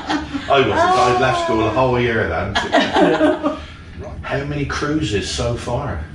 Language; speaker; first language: English; native; English